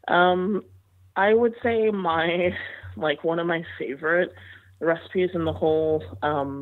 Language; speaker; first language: English; native; English